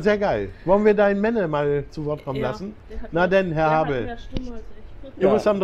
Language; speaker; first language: German; native; German